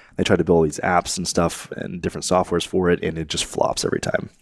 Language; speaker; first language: English; native; English